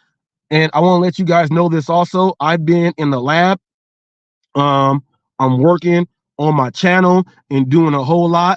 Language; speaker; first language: English; native; English